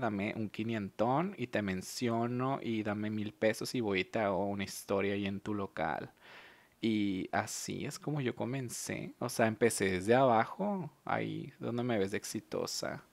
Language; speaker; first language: Spanish; native; Spanish